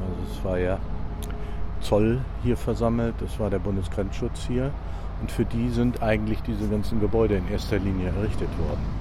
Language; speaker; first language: German; native; German